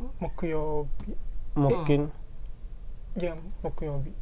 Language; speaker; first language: Japanese; non-native, learner; Indonesian